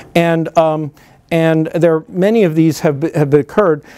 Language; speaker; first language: English; native; English